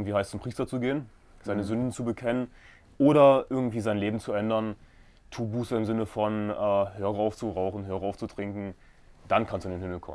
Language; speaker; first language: German; native; German